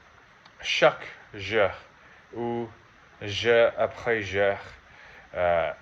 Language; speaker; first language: French; non-native, learner; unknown